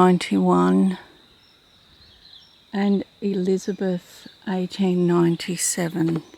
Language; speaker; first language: English; native; English